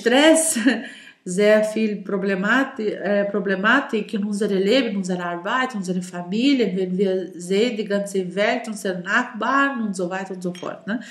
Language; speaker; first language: German; non-native, learner; Portuguese